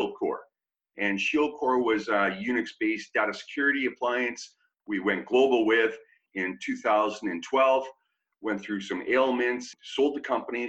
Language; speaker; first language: English; native; English